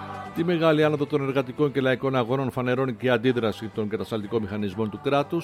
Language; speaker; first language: Greek; native; Greek